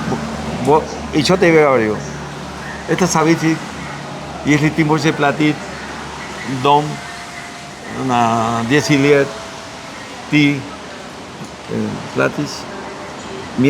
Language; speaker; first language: Russian; non-native, learner; Spanish